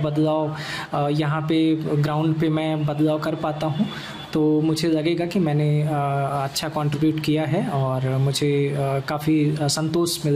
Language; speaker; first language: Hindi; native; Hindi